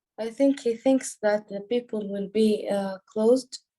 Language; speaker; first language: English; non-native, learner; Arabic